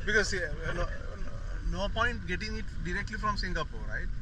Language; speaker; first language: English; non-native, local second language; Sinhala